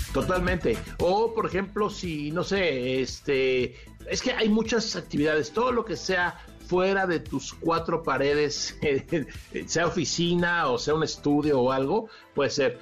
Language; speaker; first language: Spanish; native; Spanish